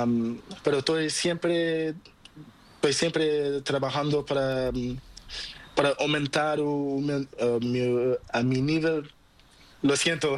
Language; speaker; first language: Spanish; non-native, learner; Portuguese